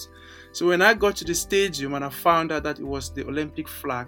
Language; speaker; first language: English; non-native, local second language; French